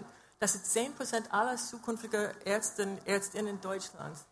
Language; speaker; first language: German; non-native, fluent; English